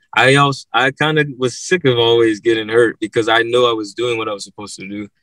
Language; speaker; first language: English; native; English